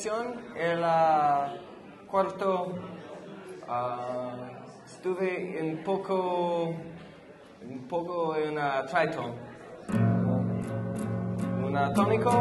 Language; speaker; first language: Spanish; non-native, learner; English